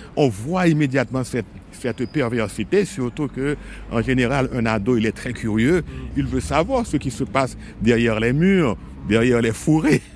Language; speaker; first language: French; non-native, local second language; Haitian Creole